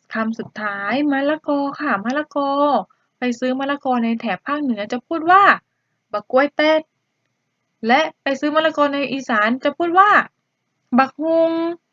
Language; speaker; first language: Thai; native; Thai